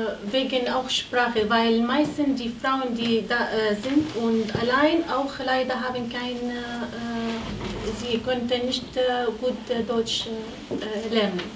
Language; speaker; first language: German; non-native, fluent; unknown